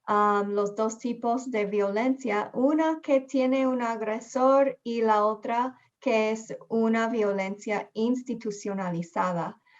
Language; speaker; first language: Spanish; early bilingual, heritage; Spanish